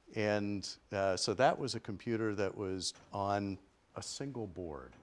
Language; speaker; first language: English; native; English